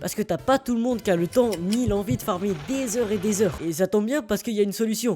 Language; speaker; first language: French; native; French